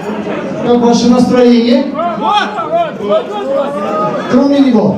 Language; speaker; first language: Russian; non-native, local second language; Armenian